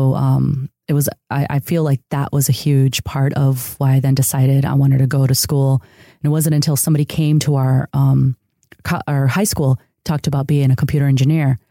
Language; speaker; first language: English; early bilingual, other home language; Spanish